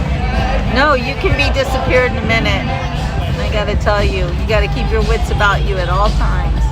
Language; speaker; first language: English; native; English